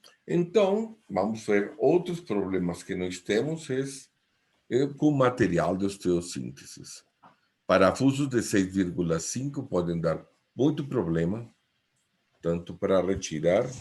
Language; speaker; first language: Portuguese; non-native, fluent; Spanish